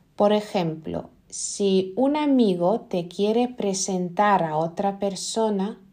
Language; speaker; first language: Spanish; non-native, fluent; Lithuanian